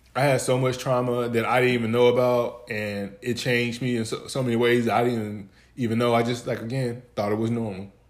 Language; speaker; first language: English; native; English